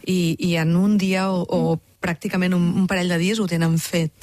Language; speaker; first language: Catalan; native; Catalan